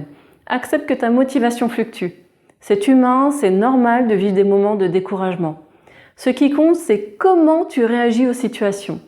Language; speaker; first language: French; native; French